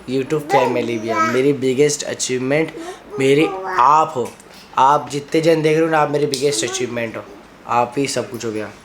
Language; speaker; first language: Hindi; native; Hindi